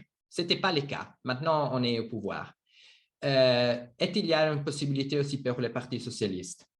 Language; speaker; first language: French; non-native, learner; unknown